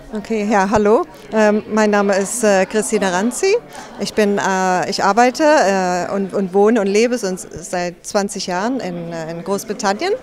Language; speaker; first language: German; early bilingual, other home language; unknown